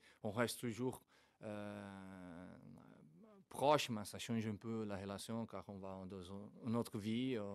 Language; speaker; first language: French; non-native, fluent; Portuguese